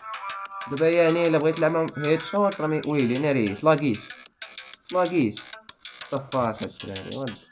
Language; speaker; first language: Arabic; native; Arabic